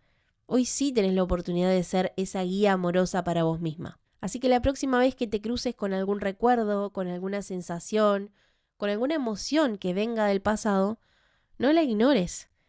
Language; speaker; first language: Spanish; native; Spanish